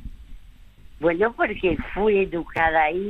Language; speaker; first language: Spanish; early bilingual, other home language; French